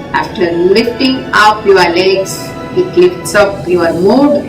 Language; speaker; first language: English; non-native, local second language; Tamil